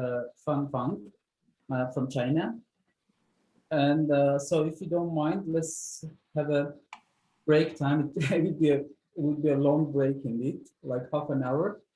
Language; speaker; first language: English; non-native, fluent; Turkish